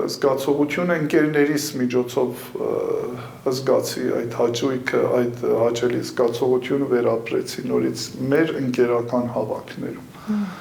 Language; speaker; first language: Armenian; early bilingual, heritage; Armenian